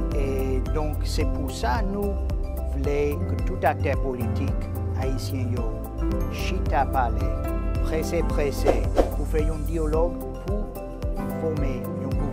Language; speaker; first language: Haitian Creole; non-native, fluent; English